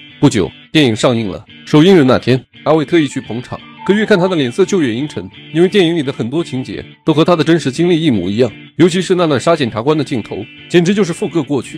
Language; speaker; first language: Chinese; native; Chinese